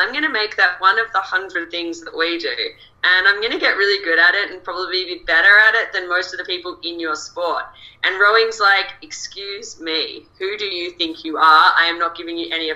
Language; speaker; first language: English; native; English